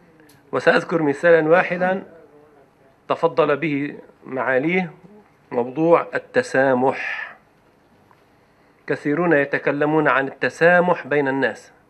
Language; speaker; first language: Arabic; native; Arabic